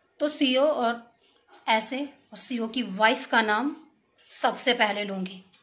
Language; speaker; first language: Hindi; native; Hindi